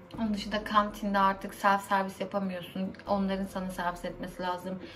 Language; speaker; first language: Turkish; native; Turkish